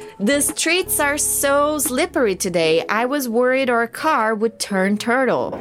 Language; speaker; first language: English; non-native, fluent; Portuguese